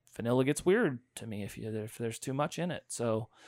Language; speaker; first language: English; native; English